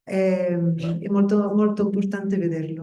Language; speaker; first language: Italian; non-native, fluent; Spanish